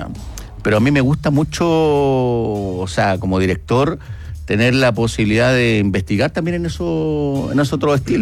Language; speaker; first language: Spanish; native; Spanish